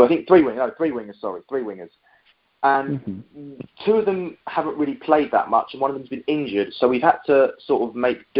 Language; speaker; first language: English; native; English